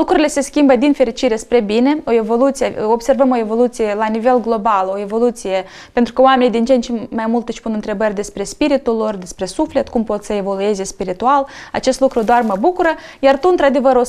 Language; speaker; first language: Romanian; native; Romanian